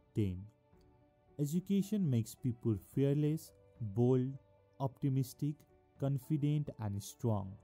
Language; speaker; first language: English; non-native, local second language; Nepali